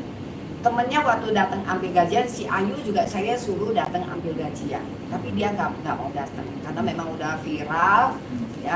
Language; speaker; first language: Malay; non-native, local second language; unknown